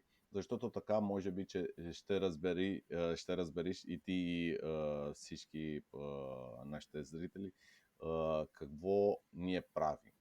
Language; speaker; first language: Bulgarian; non-native, fluent; Romanian